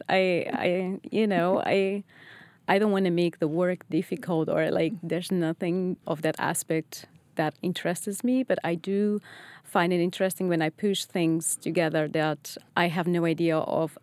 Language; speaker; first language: English; non-native, fluent; Portuguese